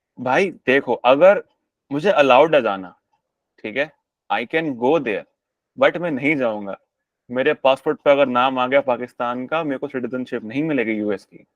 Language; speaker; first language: Hindi; native; Hindi